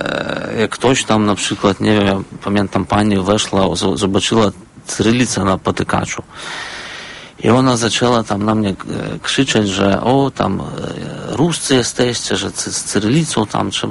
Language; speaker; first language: Polish; non-native, fluent; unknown